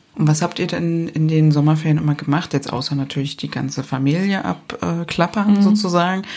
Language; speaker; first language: German; native; German